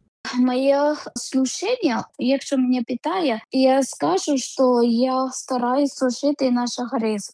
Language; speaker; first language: Ukrainian; non-native, learner; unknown